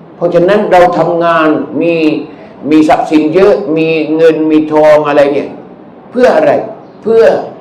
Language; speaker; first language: Thai; non-native, local second language; Malay